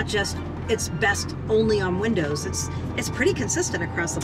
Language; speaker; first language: English; native; English